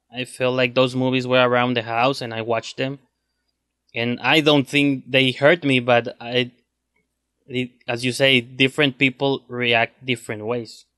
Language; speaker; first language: English; non-native, fluent; Spanish